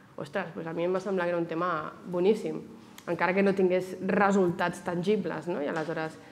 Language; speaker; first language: Catalan; native; Catalan